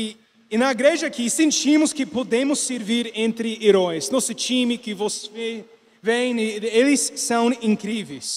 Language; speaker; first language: Portuguese; non-native, learner; English